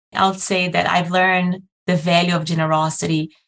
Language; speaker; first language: English; non-native, fluent; Portuguese